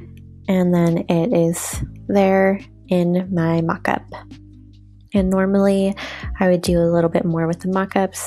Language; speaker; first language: English; native; English